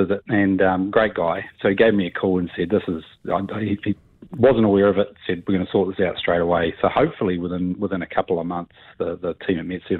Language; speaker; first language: English; native; English